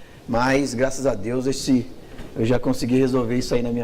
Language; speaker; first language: Portuguese; native; Portuguese